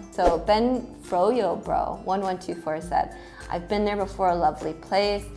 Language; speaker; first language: English; native; English